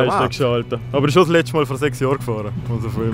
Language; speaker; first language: German; native; German